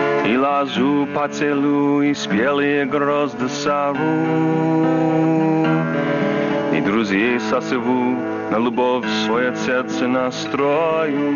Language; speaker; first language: Russian; non-native, learner; English